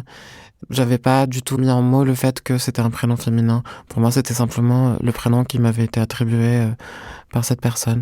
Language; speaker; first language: French; non-native, local second language; Arabic